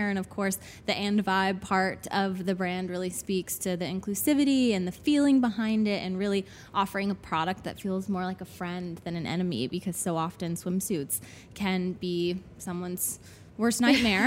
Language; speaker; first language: English; native; English